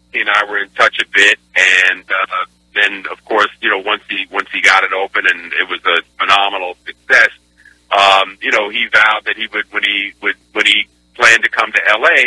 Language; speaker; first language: English; native; English